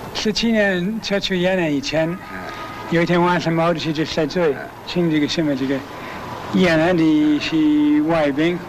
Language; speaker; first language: Chinese; non-native, fluent; English